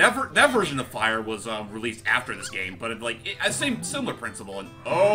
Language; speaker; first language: English; native; English